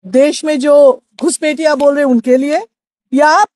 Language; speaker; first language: Hindi; non-native, local second language; Bangla